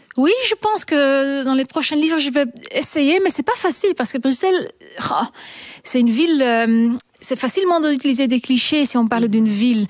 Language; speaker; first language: French; non-native, local second language; Dutch